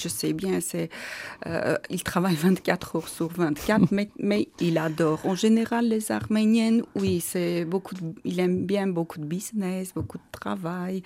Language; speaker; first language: French; non-native, learner; Armenian